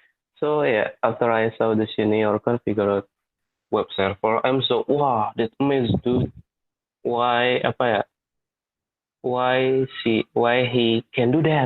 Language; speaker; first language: English; non-native, learner; Indonesian